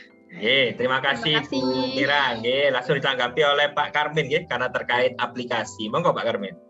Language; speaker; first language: Indonesian; non-native, local second language; Javanese